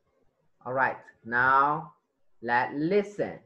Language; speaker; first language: English; non-native, fluent; Vietnamese